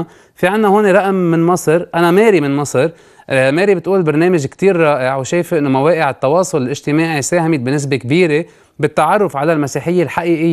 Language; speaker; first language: Arabic; native; Arabic